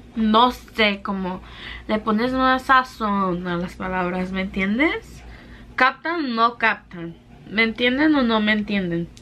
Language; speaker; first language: Spanish; early bilingual, other home language; English